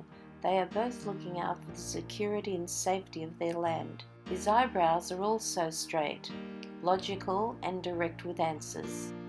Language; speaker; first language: English; native; English